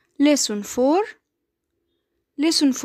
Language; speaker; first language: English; non-native, fluent; Arabic